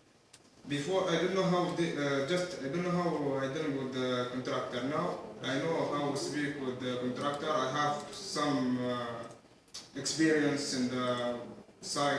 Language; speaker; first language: English; non-native, learner; Arabic